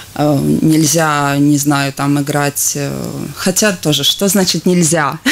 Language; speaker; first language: Russian; non-native, local second language; Latvian